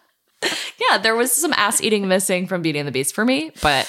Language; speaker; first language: English; native; English